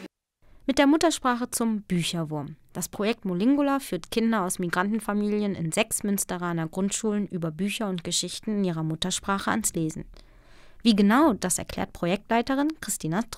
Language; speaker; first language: German; native; German